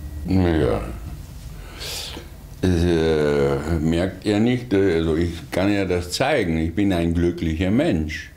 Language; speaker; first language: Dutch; non-native, learner; German